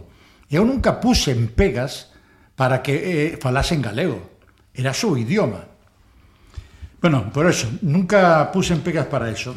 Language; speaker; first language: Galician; non-native, local second language; Spanish